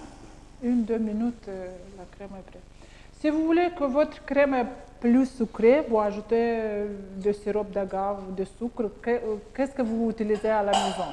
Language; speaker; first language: French; non-native, learner; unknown